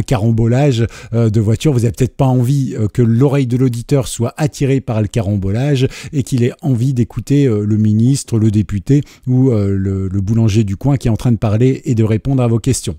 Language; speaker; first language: French; native; French